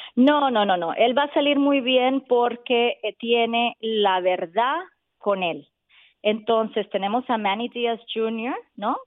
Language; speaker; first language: Spanish; native; Spanish